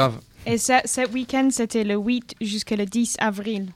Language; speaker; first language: French; non-native, learner; English